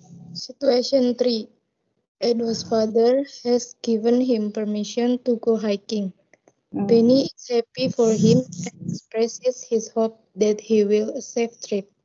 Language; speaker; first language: English; non-native, learner; Indonesian